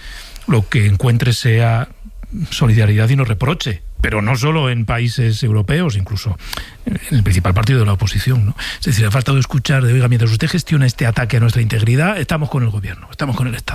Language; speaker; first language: Spanish; native; Spanish